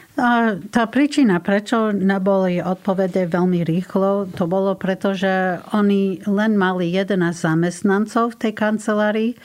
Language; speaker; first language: Slovak; non-native, fluent; English